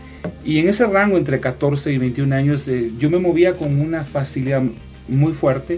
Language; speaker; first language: Spanish; native; Spanish